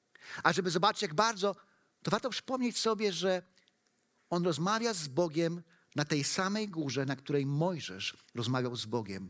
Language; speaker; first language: Polish; native; Polish